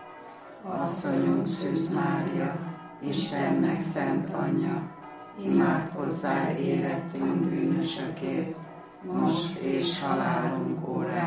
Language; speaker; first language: Hungarian; native; Hungarian